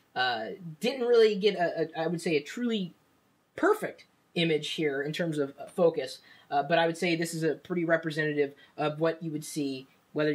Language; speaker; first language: English; native; English